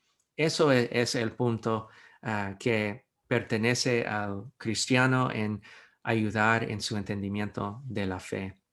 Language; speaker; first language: Spanish; non-native, fluent; English